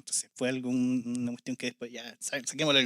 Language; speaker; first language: Spanish; native; Spanish